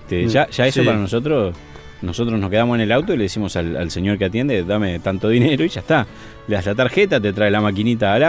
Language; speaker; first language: Spanish; native; Spanish